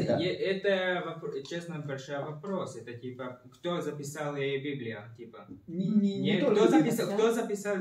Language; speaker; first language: Russian; early bilingual, heritage; Russian